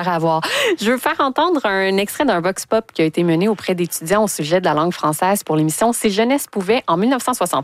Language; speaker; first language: French; native; French